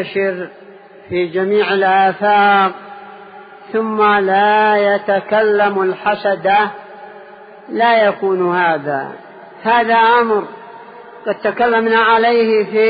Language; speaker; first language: Arabic; native; Arabic